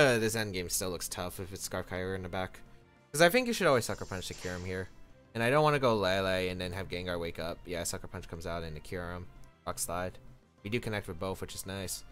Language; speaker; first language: English; native; English